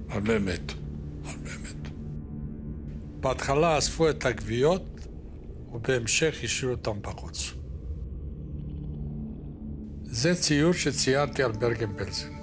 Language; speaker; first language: Hebrew; non-native, fluent; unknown